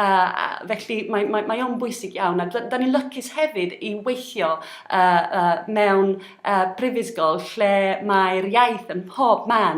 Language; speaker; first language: Welsh; non-native, learner; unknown